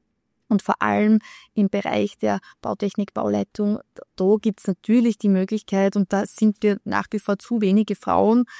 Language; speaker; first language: German; native; German